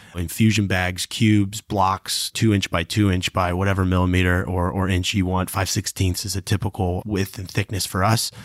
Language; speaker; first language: English; native; English